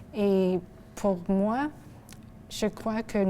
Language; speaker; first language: French; non-native, local second language; English